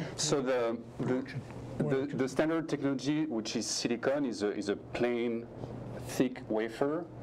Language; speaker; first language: English; non-native, fluent; French